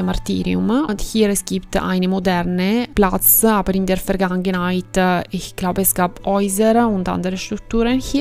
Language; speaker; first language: German; non-native, fluent; Italian